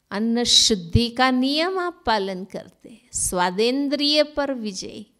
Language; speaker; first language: Hindi; non-native, local second language; Gujarati